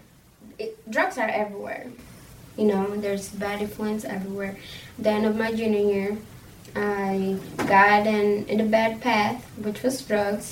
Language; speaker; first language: English; early bilingual, other home language; Spanish